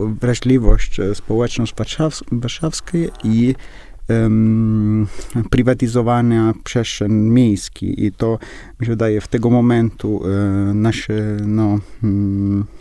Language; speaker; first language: Polish; non-native, learner; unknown